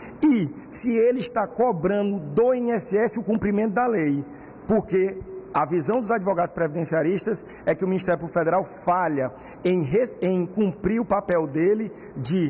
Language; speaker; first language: Portuguese; native; Portuguese